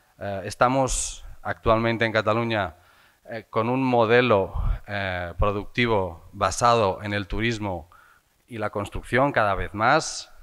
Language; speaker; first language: Spanish; non-native, local second language; Catalan